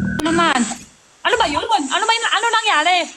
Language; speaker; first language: Filipino; non-native, learner; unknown